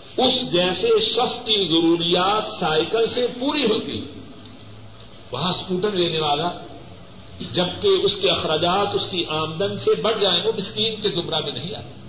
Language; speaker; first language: Urdu; non-native, local second language; Punjabi